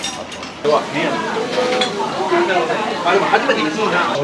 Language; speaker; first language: Japanese; native; Japanese